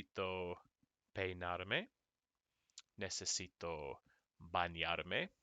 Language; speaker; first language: Spanish; non-native, fluent; English